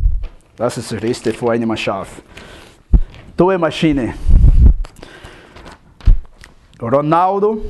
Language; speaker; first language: German; non-native, learner; Portuguese